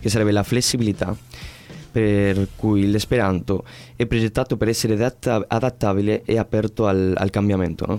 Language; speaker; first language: Italian; non-native, fluent; Spanish